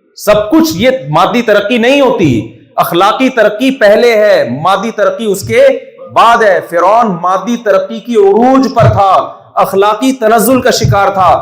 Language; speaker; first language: Urdu; native; Urdu